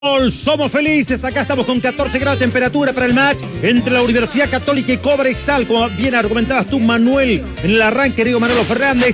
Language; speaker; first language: Spanish; native; Spanish